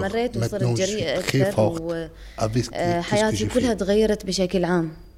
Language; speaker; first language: French; non-native, learner; Arabic